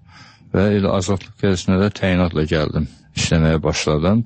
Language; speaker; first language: Azerbaijani; native; Azerbaijani